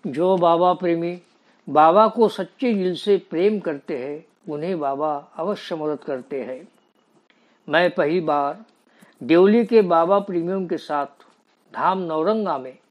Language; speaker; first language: Hindi; native; Hindi